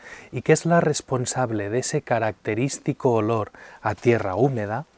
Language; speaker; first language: Spanish; native; Spanish